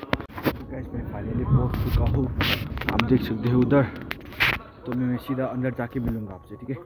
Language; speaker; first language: Hindi; non-native, local second language; Nepali